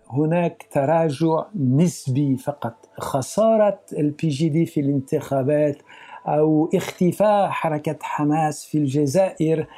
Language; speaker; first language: Arabic; non-native, fluent; French